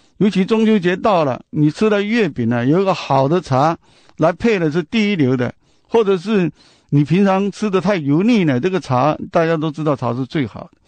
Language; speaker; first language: Chinese; non-native, local second language; Min Nan Chinese